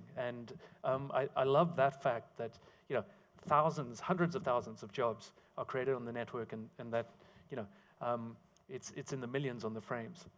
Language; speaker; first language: English; native; English